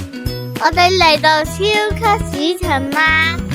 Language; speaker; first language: Chinese; native; Chinese